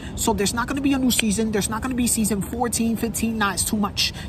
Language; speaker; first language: English; native; English